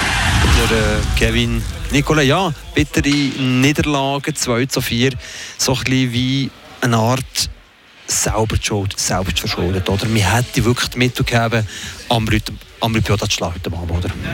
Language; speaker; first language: German; native; German